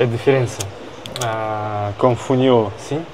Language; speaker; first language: Portuguese; non-native, learner; Russian